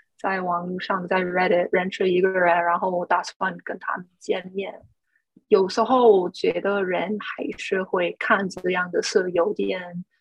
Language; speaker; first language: Chinese; non-native, fluent; English